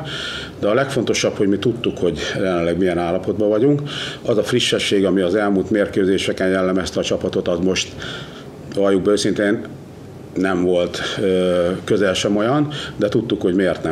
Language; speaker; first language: Hungarian; native; Hungarian